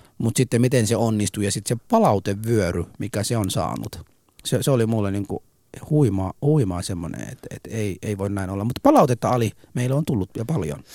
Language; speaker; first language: Finnish; early bilingual, other home language; Arabic